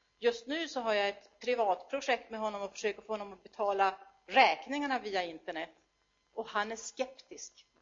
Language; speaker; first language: Swedish; native; Swedish